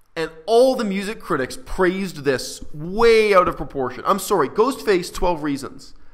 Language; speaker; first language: English; native; English